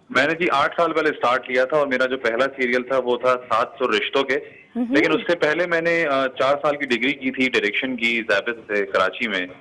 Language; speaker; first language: Urdu; native; Urdu